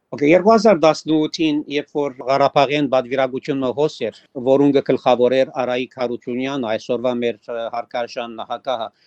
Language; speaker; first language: Armenian; native; Armenian